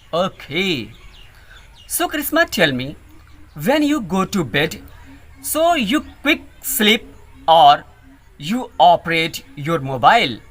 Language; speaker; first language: English; non-native, learner; Hindi